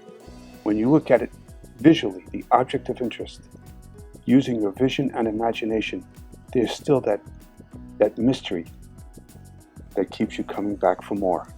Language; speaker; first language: English; native; English